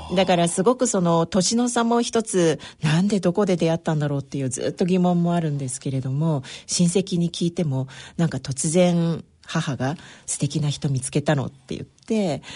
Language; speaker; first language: Japanese; early bilingual, other home language; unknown